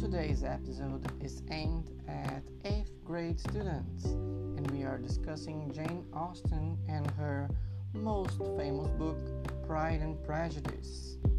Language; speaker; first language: English; non-native, fluent; Portuguese